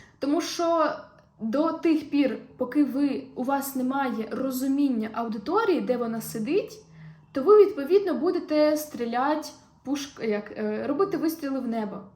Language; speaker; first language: Ukrainian; non-native, local second language; Russian